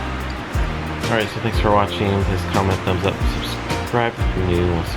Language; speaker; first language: English; native; English